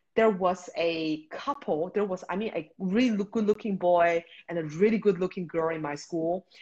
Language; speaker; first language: English; non-native, fluent; Chinese